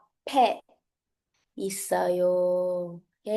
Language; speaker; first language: Korean; non-native, fluent; Filipino